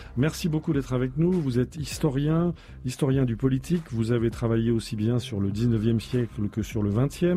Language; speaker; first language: French; native; French